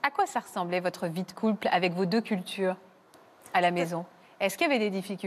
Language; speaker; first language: French; native; French